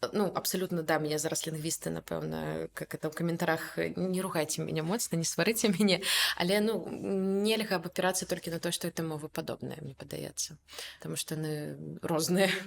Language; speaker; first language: Belarusian; native; Belarusian